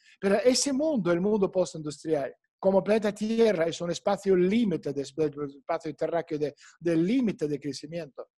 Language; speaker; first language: Spanish; non-native, fluent; Russian